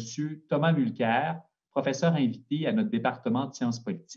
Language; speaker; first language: French; native; French